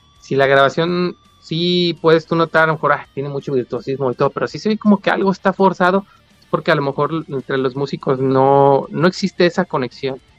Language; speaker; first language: Spanish; native; Spanish